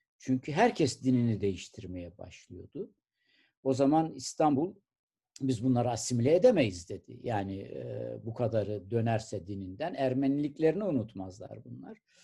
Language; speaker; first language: Turkish; native; Turkish